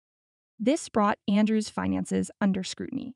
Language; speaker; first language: English; native; English